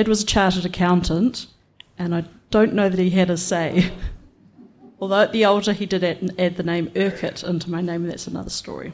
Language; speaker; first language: English; native; English